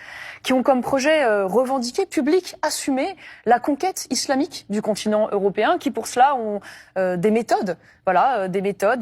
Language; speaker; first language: French; native; French